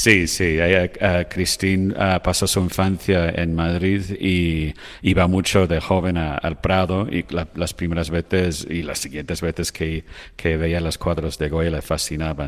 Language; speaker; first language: Spanish; non-native, fluent; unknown